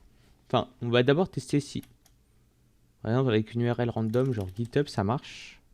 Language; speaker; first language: French; native; French